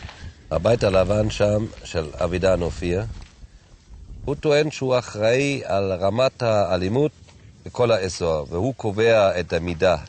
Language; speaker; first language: Hebrew; non-native, fluent; German